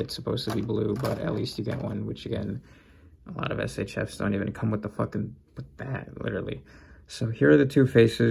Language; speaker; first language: English; native; English